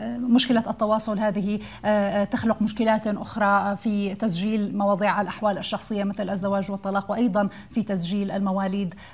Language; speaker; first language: Arabic; native; Arabic